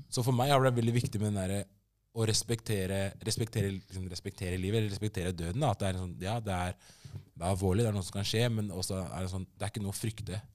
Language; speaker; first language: Norwegian; early bilingual, other home language; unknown